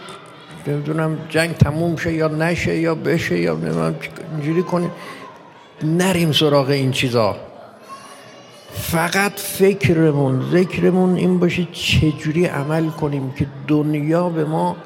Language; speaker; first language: Persian; native; Persian